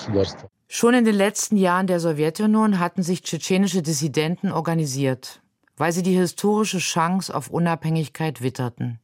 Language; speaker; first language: German; native; German